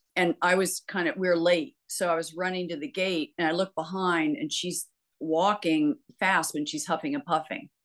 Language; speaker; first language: English; native; English